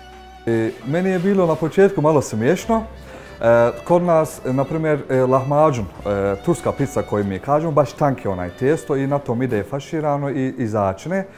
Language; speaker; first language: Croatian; non-native, fluent; Turkish